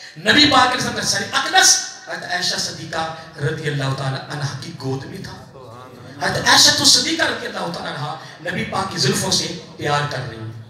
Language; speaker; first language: Urdu; non-native, local second language; Punjabi